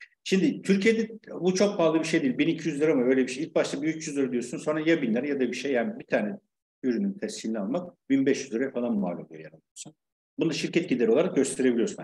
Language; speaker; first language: Turkish; native; Turkish